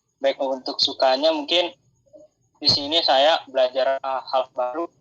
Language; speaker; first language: Indonesian; native; Indonesian